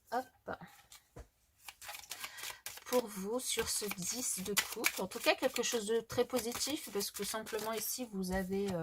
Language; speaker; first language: French; native; French